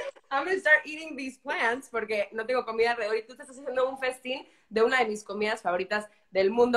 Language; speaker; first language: Spanish; early bilingual, heritage; Spanish